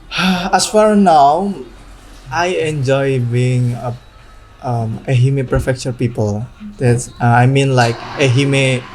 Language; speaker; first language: English; non-native, learner; Indonesian